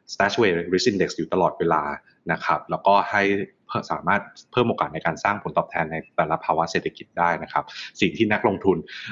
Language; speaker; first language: Thai; native; Thai